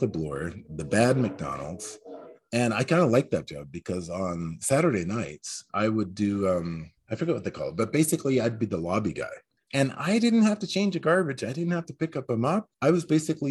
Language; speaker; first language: English; native; English